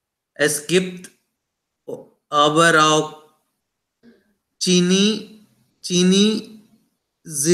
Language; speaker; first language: German; non-native, learner; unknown